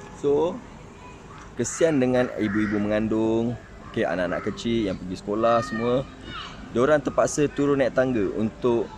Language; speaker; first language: Malay; native; Malay